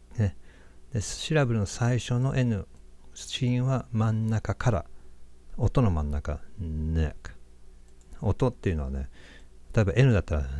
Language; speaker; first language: Japanese; native; Japanese